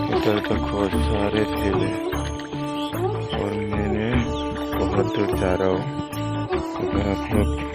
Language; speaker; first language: Hindi; non-native, local second language; Assamese